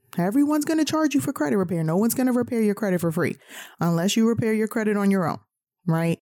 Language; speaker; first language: English; native; English